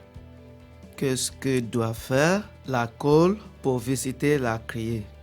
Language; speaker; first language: French; non-native, learner; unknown